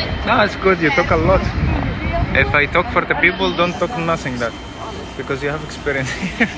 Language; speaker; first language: English; non-native, learner; Arabic